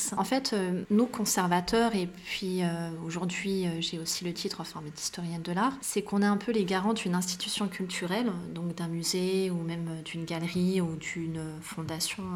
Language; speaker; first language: French; early bilingual, other home language; Arabic